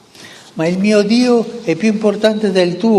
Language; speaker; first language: Italian; non-native, fluent; Spanish